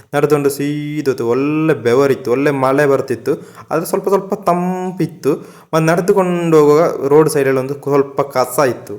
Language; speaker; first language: Kannada; non-native, local second language; Tulu